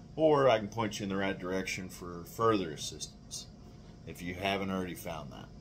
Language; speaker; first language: English; native; English